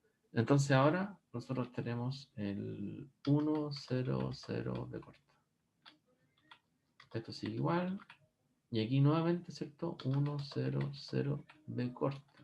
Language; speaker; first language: Spanish; native; Spanish